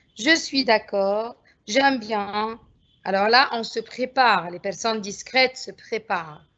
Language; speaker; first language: French; non-native, fluent; Arabic